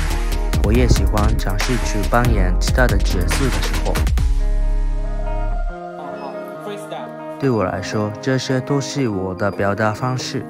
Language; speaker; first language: Chinese; non-native, fluent; Japanese